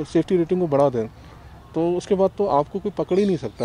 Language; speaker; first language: Hindi; native; Hindi